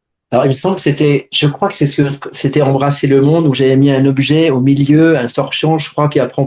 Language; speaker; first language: French; native; French